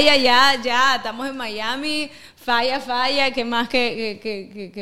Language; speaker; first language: Spanish; native; Spanish